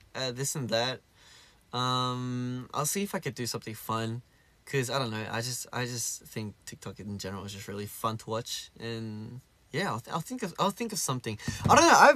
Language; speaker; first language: English; early bilingual, other home language; Korean